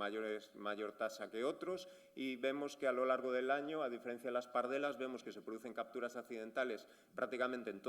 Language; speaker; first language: Spanish; native; Spanish